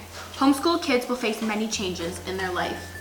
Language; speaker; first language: English; native; English